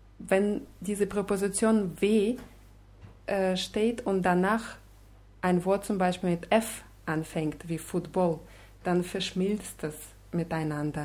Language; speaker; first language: German; non-native, fluent; Russian